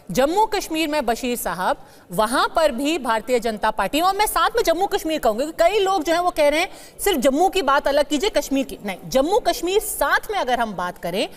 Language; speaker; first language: Hindi; native; Hindi